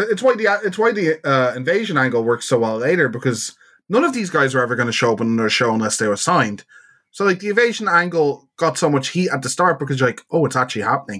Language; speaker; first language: English; native; English